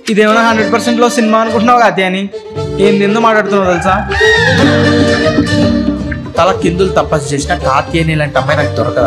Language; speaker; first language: Telugu; native; Telugu